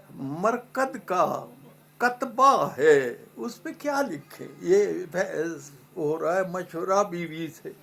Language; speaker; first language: Urdu; non-native, local second language; Punjabi